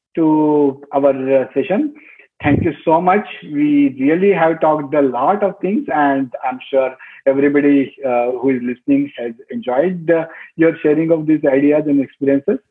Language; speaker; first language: English; non-native, local second language; Marathi